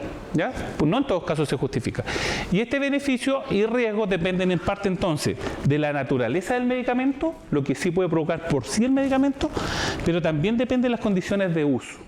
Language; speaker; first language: Spanish; native; Spanish